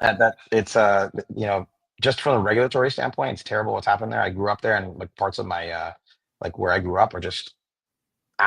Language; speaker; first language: English; native; English